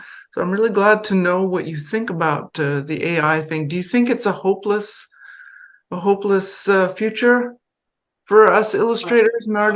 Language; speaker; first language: English; non-native, fluent; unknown